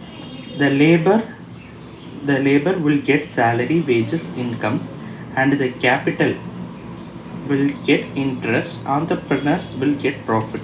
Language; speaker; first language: English; non-native, local second language; Tamil